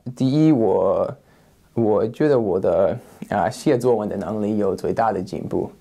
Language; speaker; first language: Chinese; non-native, learner; English